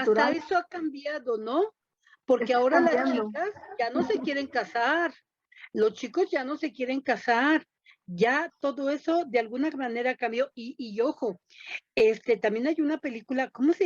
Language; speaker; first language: Spanish; native; Spanish